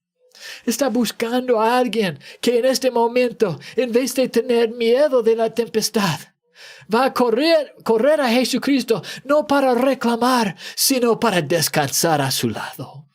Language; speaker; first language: Spanish; non-native, fluent; English